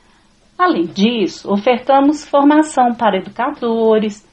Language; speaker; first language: Portuguese; native; Portuguese